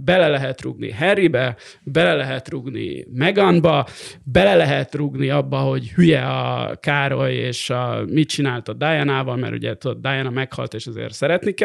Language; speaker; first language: Hungarian; native; Hungarian